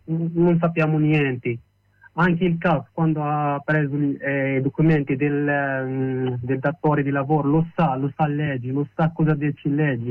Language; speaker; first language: Italian; non-native, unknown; Arabic